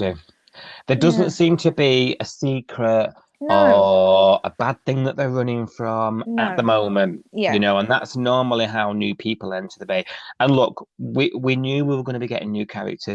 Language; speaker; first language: English; native; English